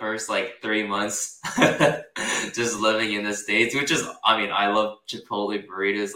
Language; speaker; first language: English; early bilingual, other home language; Japanese